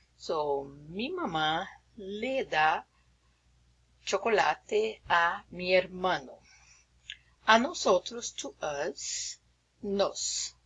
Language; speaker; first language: Spanish; non-native, fluent; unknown